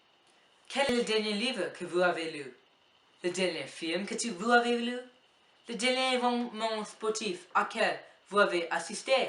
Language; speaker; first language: French; non-native, learner; English